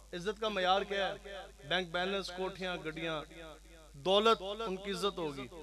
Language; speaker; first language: Urdu; non-native, local second language; Punjabi